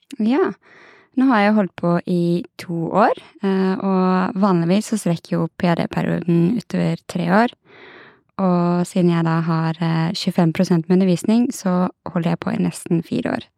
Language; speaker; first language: Norwegian; native; Norwegian